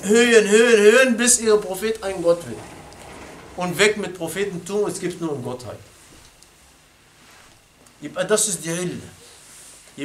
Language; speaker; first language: German; non-native, fluent; Arabic